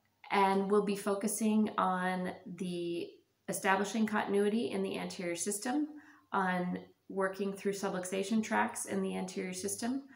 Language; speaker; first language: English; native; English